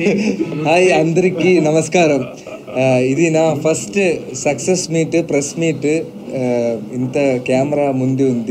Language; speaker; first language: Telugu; non-native, learner; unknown